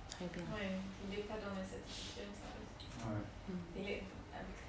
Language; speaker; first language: French; non-native, learner; English